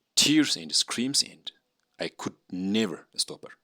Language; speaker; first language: English; non-native, local second language; Amharic